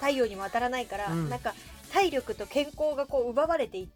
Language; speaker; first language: Japanese; native; Japanese